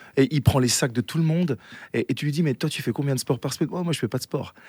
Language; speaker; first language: French; native; French